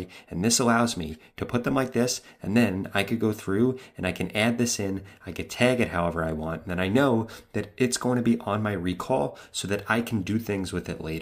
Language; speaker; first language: English; native; English